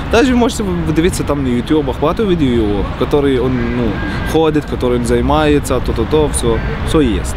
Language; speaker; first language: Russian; non-native, learner; Arabic